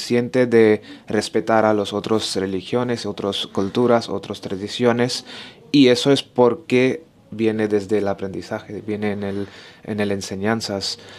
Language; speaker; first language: Spanish; non-native, learner; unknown